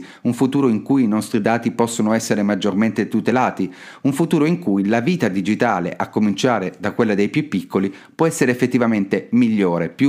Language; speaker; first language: Italian; native; Italian